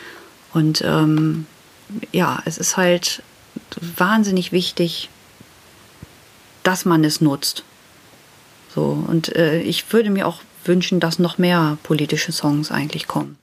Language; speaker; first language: German; native; German